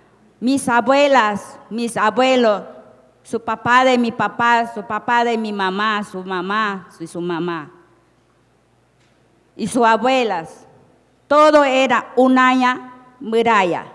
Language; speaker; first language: Spanish; non-native, local second language; Shipibo-Conibo